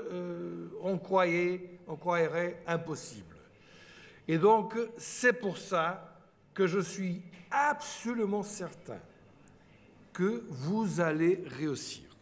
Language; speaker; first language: French; non-native, fluent; Portuguese